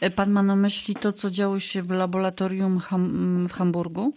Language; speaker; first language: Polish; native; Polish